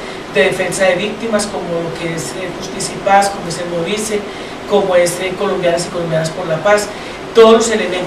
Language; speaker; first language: Spanish; native; Spanish